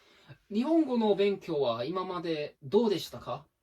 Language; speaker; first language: Japanese; non-native, fluent; English